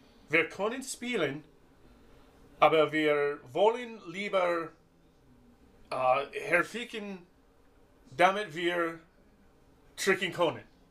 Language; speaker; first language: German; non-native, learner; English